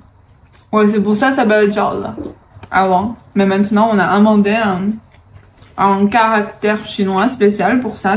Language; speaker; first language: French; non-native, fluent; Chinese